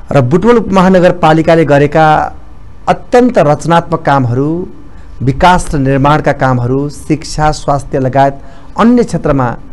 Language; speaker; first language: Nepali; native; Nepali